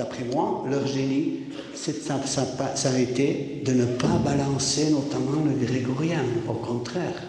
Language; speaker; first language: French; native; French